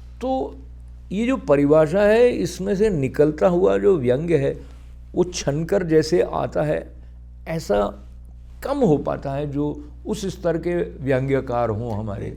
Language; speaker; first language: Hindi; native; Hindi